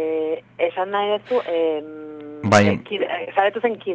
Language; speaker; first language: Basque; non-native, local second language; Spanish